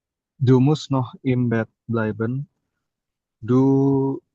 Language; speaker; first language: German; non-native, learner; Indonesian